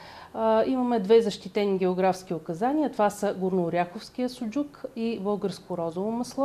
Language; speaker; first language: Bulgarian; native; Bulgarian